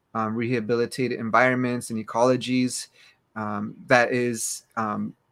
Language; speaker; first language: English; native; English